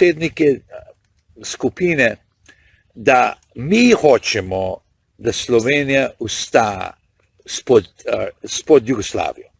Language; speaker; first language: Slovenian; early bilingual, heritage; Slovenian